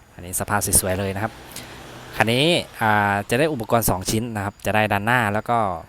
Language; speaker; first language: Thai; native; Thai